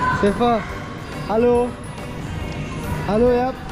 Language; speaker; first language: Turkish; native; Turkish